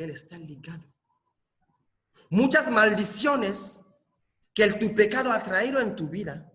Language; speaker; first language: Spanish; non-native, fluent; French